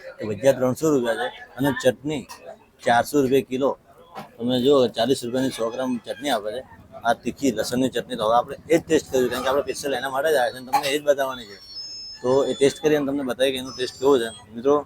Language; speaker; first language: Gujarati; native; Gujarati